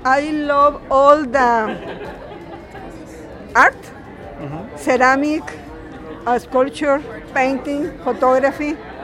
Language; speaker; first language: English; non-native, learner; Spanish